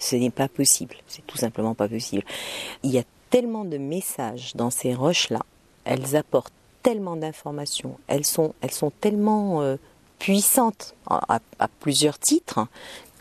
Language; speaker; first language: French; non-native, local second language; Arabic